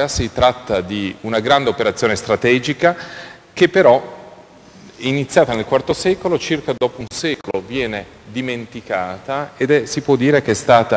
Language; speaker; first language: Italian; native; Italian